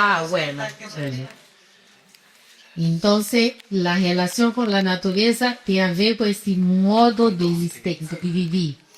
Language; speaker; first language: Spanish; non-native, fluent; Portuguese